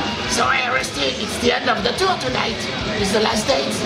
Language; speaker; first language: English; non-native, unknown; French